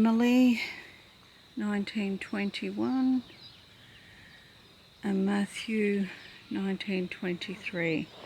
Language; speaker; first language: English; native; English